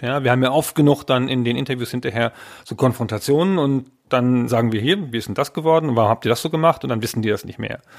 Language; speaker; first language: German; native; German